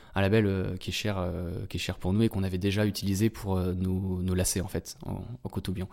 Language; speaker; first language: French; native; French